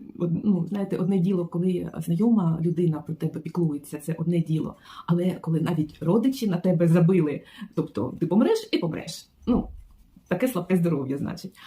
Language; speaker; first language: Ukrainian; non-native, local second language; Russian